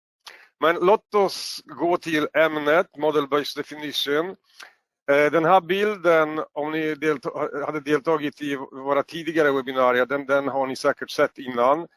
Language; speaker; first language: Swedish; non-native, fluent; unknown